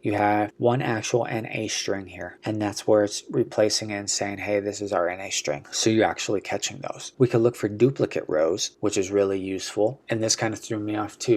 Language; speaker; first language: English; native; English